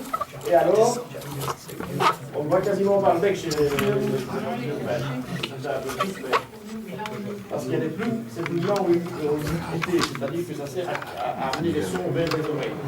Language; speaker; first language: French; native; French